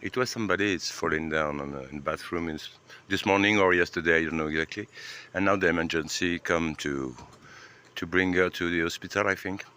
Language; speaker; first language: English; non-native, learner; French